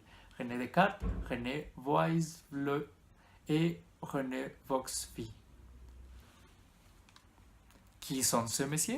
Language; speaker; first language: French; non-native, learner; Spanish